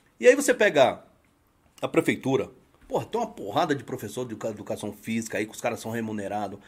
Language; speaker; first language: Portuguese; native; Portuguese